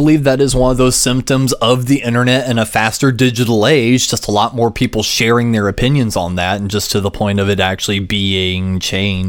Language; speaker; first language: English; native; English